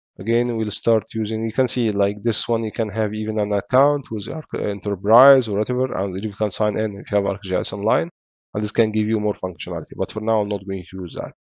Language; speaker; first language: English; non-native, fluent; Arabic